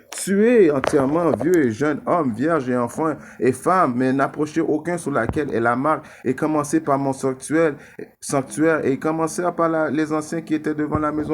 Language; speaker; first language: French; native; French